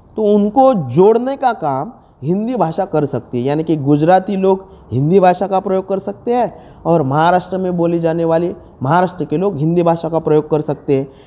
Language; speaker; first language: Hindi; non-native, local second language; Marathi